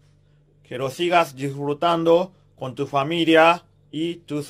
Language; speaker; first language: Spanish; non-native, learner; Japanese